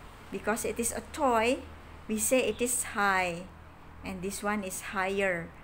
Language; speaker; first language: English; non-native, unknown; Indonesian